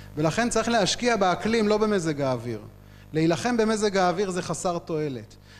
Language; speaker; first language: Hebrew; native; Hebrew